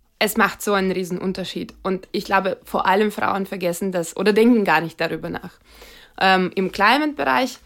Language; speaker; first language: German; non-native, fluent; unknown